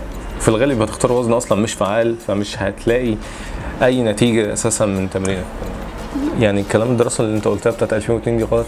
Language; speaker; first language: Arabic; native; Arabic